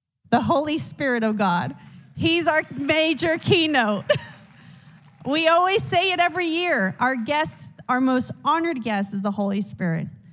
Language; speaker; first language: English; native; English